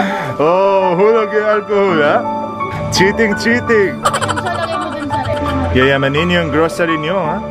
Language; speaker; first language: Filipino; non-native, learner; Arabic